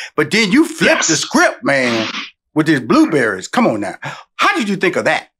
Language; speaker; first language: English; native; English